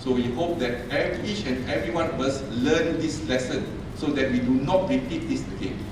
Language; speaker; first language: English; non-native, local second language; Malay